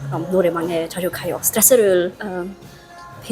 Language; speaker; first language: Korean; non-native, learner; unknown